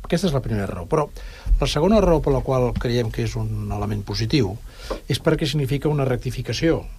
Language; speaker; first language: Catalan; native; Catalan